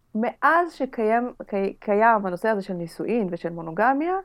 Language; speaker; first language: Hebrew; non-native, fluent; Russian